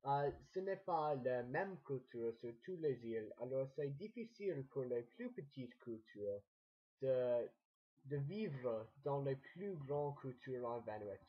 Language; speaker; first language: French; non-native, learner; English